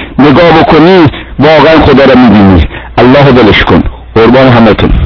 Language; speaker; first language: Persian; non-native, local second language; Azerbaijani